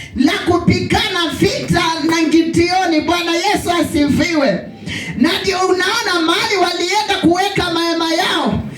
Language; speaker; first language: Swahili; non-native, local second language; Kamba